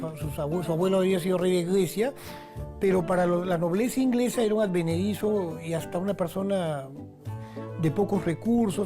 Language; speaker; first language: Spanish; native; Spanish